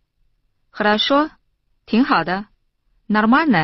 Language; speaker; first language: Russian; non-native, fluent; Chinese